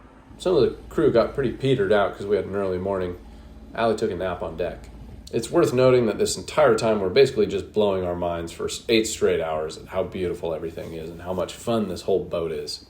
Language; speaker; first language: English; native; English